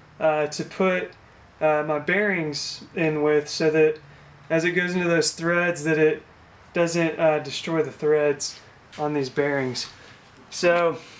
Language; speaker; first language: English; native; English